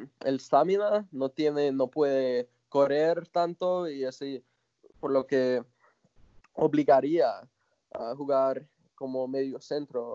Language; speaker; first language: Spanish; non-native, fluent; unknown